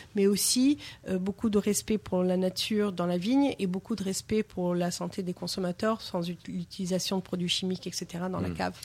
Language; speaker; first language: French; non-native, fluent; English